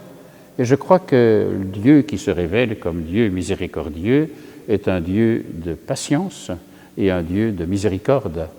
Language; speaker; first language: French; native; French